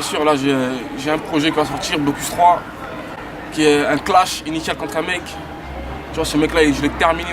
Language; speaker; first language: French; native; French